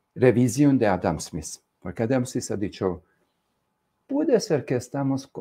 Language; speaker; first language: Spanish; non-native, fluent; Hungarian